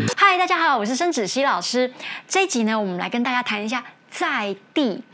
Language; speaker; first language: Chinese; non-native, local second language; Min Nan Chinese